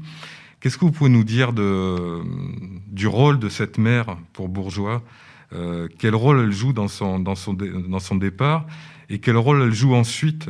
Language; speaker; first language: French; native; French